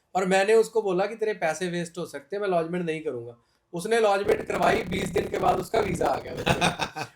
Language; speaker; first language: Hindi; non-native, local second language; Punjabi